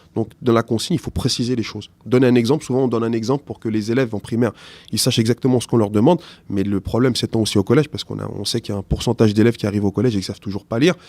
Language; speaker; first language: French; early bilingual, other home language; Arabic